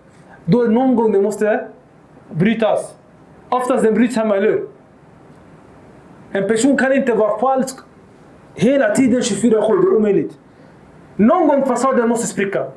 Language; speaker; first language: Swedish; early bilingual, other home language; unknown